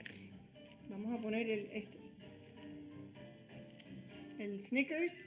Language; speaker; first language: Spanish; early bilingual, heritage; Spanish